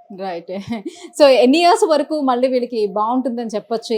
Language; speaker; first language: Telugu; native; Telugu